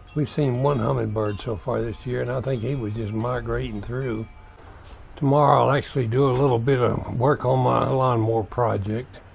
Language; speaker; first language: English; native; English